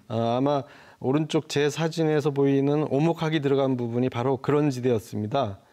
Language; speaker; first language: Korean; native; Korean